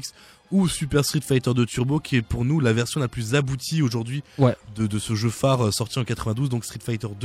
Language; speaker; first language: French; native; French